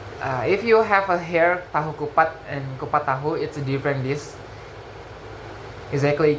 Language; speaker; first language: English; non-native, learner; Indonesian